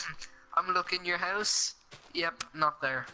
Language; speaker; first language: English; native; English